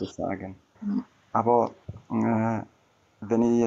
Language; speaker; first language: German; non-native, learner; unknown